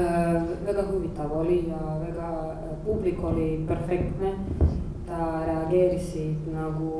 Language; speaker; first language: Estonian; non-native, learner; Croatian